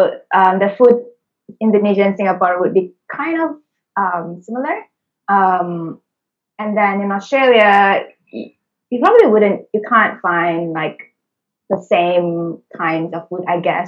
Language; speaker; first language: English; early bilingual, other home language; Indonesian